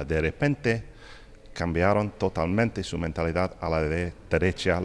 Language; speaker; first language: Spanish; non-native, fluent; English